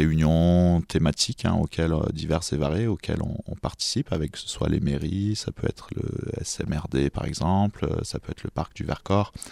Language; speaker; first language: French; native; French